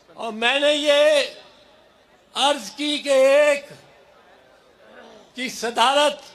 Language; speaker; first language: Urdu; non-native, local second language; Punjabi